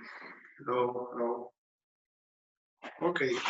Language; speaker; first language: English; non-native, learner; Spanish